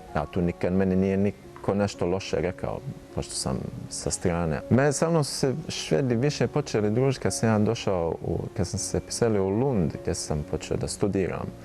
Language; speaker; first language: Bosnian; early bilingual, heritage; Bosnian